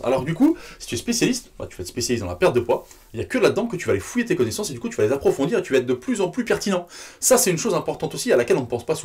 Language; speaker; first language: French; native; French